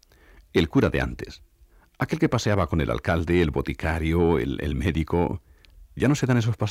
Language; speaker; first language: Spanish; native; Spanish